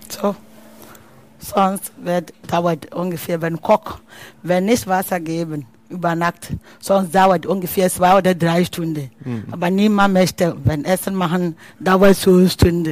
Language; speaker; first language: German; non-native, learner; Akan